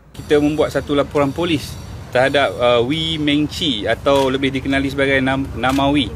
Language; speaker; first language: Malay; native; Malay